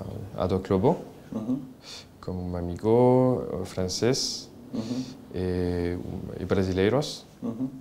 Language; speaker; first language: Portuguese; non-native, learner; French